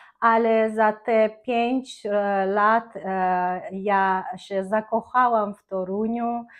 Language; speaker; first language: Polish; non-native, fluent; Azerbaijani